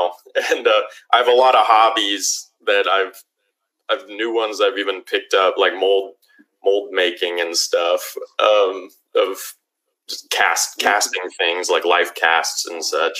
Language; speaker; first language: English; native; English